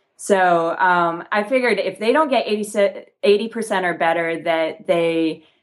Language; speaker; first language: English; native; English